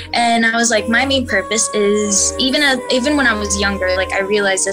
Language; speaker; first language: English; early bilingual, other home language; Spanish